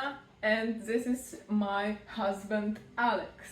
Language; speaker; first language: English; non-native, learner; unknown